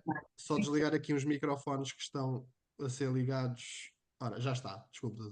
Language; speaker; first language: Portuguese; native; Portuguese